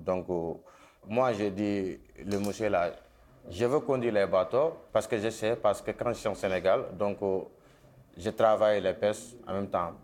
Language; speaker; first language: French; non-native, local second language; Wolof